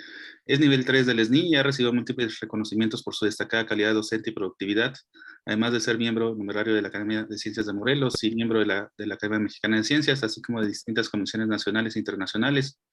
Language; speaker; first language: Spanish; native; Spanish